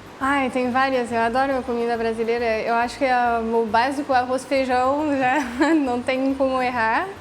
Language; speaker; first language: Portuguese; non-native, fluent; French